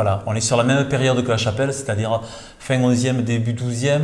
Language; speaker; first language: French; native; French